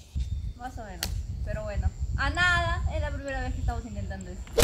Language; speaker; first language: Spanish; native; Spanish